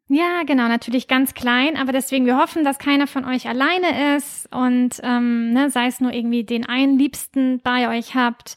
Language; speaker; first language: German; native; German